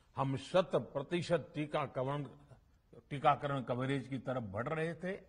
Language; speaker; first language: Hindi; non-native, local second language; Gujarati